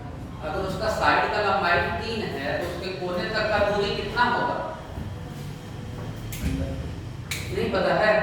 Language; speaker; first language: Hindi; native; Hindi